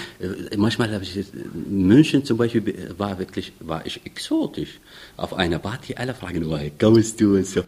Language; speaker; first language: German; non-native, fluent; Arabic